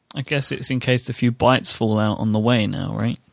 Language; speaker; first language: English; native; English